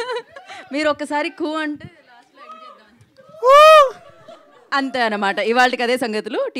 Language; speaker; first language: Telugu; native; Telugu